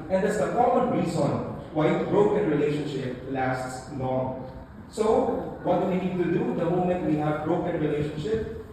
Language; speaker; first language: English; non-native, local second language; Filipino